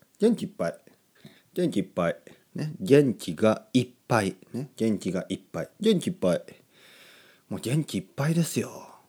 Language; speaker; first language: Japanese; native; Japanese